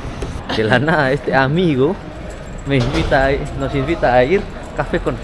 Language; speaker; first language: Spanish; non-native, fluent; Indonesian